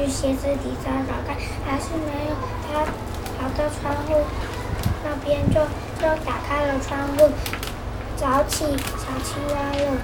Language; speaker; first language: Chinese; native; Chinese